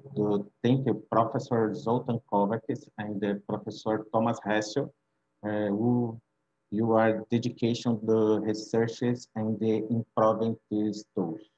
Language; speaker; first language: English; non-native, fluent; Portuguese